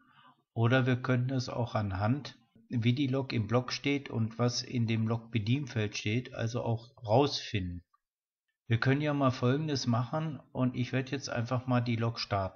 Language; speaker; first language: German; native; German